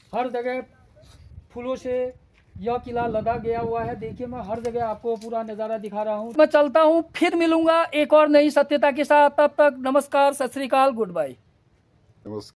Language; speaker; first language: Hindi; native; Hindi